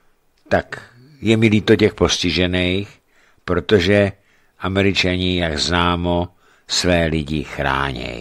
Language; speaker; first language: Czech; native; Czech